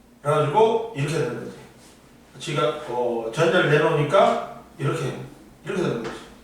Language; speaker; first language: Korean; native; Korean